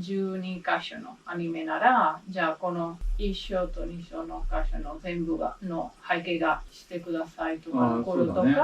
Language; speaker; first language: Japanese; non-native, learner; English